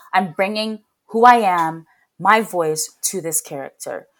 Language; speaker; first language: English; native; English